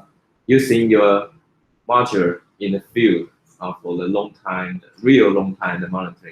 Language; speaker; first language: English; non-native, fluent; Chinese